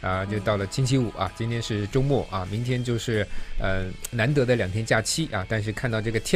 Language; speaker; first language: Chinese; native; Chinese